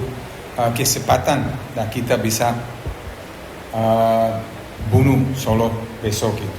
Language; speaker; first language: Indonesian; non-native, fluent; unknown